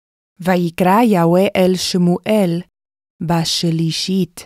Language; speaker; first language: Hebrew; non-native, fluent; English